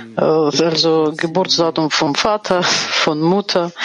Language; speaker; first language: German; non-native, fluent; Portuguese